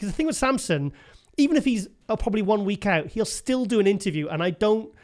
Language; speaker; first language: English; native; English